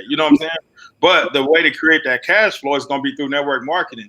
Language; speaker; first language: English; native; English